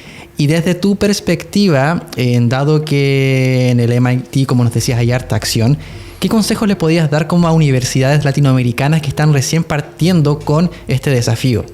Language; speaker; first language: Spanish; native; Spanish